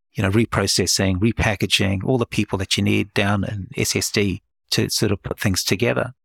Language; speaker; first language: English; native; English